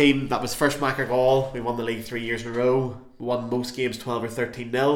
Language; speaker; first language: English; native; English